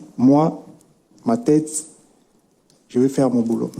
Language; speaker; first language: French; non-native, local second language; Lingala